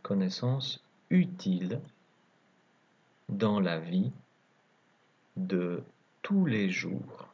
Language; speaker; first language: French; native; French